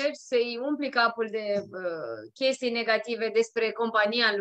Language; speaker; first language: Romanian; native; Romanian